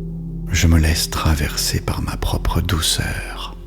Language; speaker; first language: French; native; French